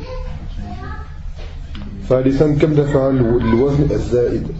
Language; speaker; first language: Arabic; non-native, fluent; French